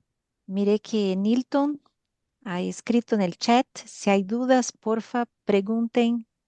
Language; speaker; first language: Spanish; non-native, learner; Portuguese